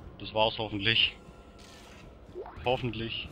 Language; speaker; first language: German; native; German